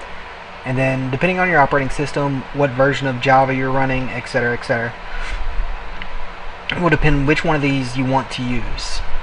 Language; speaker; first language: English; native; English